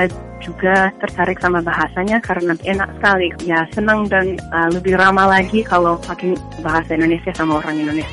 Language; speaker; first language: Indonesian; non-native, fluent; English